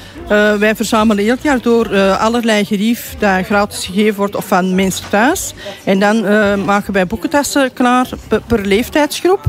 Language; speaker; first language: Dutch; native; Dutch